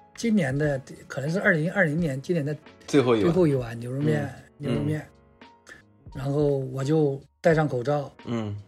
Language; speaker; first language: Chinese; native; Chinese